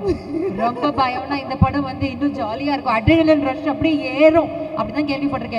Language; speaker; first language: Tamil; native; Tamil